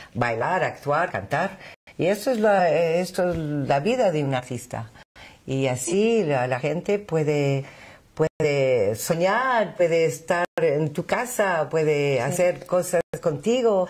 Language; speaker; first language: Spanish; non-native, fluent; English